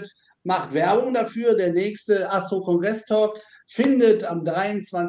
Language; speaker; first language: German; native; German